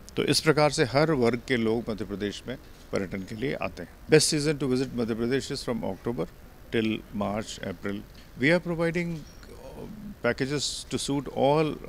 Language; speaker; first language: Hindi; native; Hindi